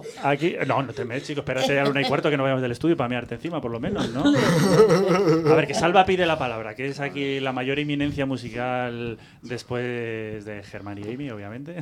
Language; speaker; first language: Spanish; native; Spanish